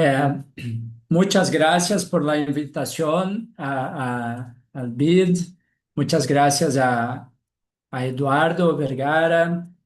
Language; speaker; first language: Spanish; non-native, fluent; Portuguese